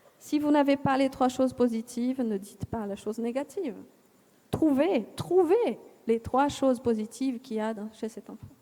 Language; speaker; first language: French; non-native, fluent; Portuguese